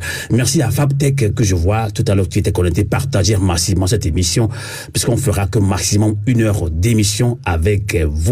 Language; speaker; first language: French; non-native, local second language; Ewe